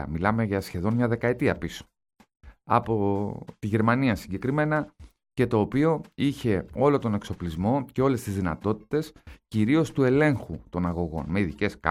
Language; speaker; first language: Greek; native; Greek